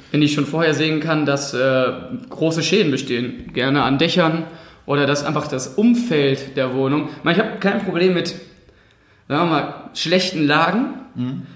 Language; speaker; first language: German; native; German